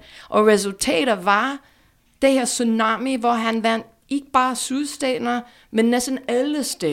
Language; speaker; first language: Danish; non-native, fluent; English